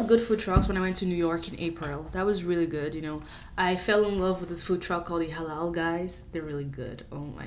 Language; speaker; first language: English; non-native, local second language; Yoruba